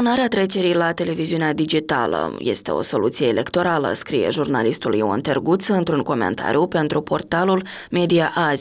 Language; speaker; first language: Romanian; native; Romanian